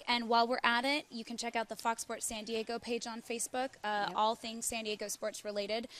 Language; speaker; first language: English; native; English